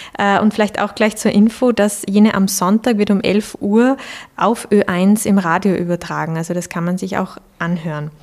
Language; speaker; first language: German; native; German